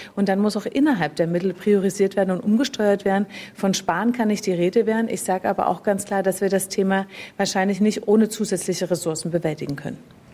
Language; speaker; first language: German; native; German